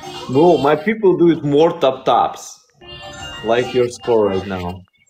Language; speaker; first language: English; non-native, learner; Russian